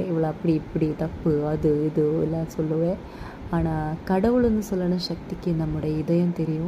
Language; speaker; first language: Tamil; non-native, learner; Malayalam